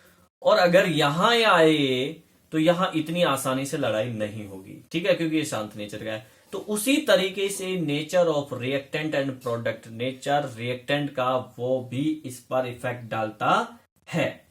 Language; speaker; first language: Hindi; native; Hindi